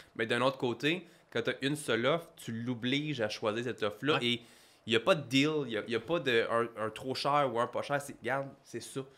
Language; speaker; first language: French; native; French